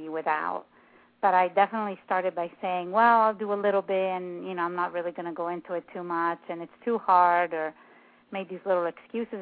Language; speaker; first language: English; non-native, fluent; Italian